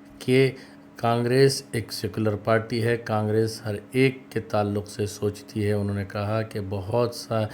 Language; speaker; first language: Urdu; native; Urdu